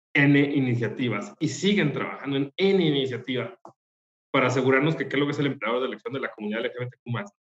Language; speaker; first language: Spanish; native; Spanish